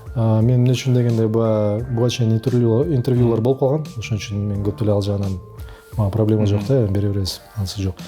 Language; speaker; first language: Kyrgyz; non-native, local second language; Russian